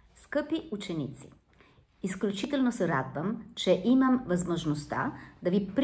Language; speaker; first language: Bulgarian; non-native, learner; Italian